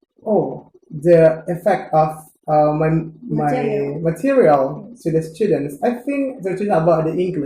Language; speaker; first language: English; non-native, learner; Indonesian